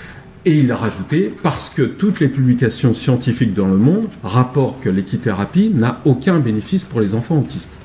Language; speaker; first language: French; native; French